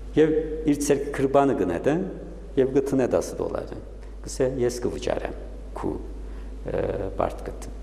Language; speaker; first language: Armenian; native; Armenian